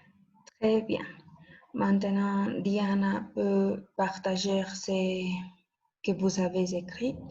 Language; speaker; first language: French; non-native, fluent; Spanish